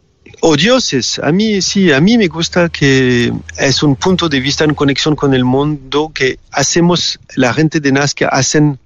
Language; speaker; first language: Spanish; non-native, fluent; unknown